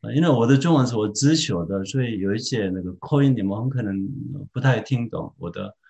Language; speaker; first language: Chinese; non-native, fluent; Korean